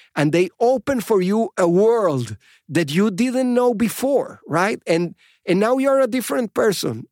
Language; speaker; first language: English; non-native, fluent; Spanish